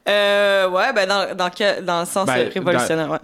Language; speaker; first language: French; native; French